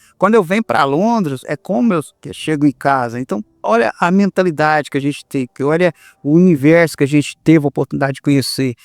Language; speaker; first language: Portuguese; native; Portuguese